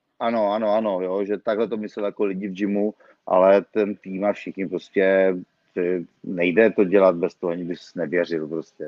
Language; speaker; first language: Czech; native; Czech